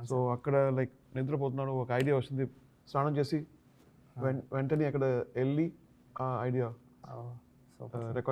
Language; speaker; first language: Telugu; non-native, local second language; Tamil